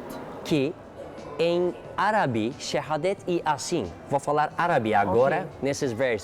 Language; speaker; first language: Portuguese; non-native, learner; Turkish